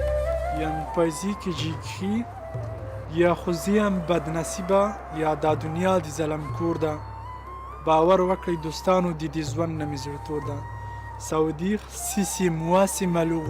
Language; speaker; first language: French; non-native, learner; Pashto